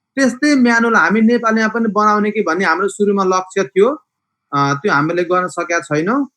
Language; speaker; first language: Nepali; native; Nepali